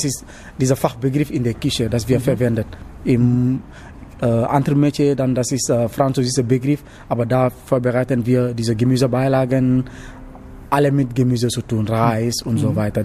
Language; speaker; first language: German; non-native, learner; Wolof